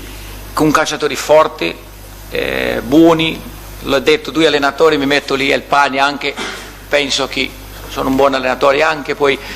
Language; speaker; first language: Italian; non-native, learner; Portuguese